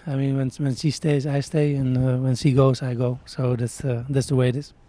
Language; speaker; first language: English; non-native, fluent; Dutch